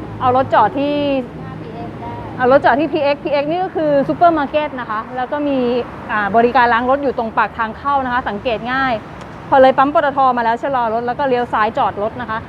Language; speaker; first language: Thai; native; Thai